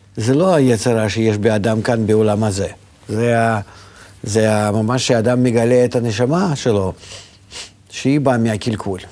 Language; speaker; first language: Hebrew; non-native, fluent; Russian